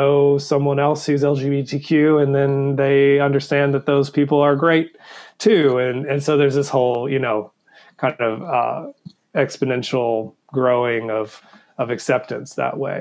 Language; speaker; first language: English; native; English